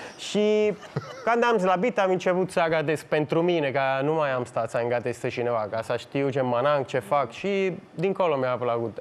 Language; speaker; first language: Romanian; non-native, fluent; Italian